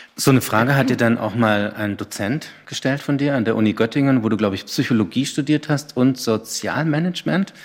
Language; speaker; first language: German; native; German